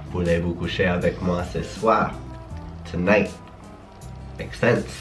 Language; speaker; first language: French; non-native, learner; English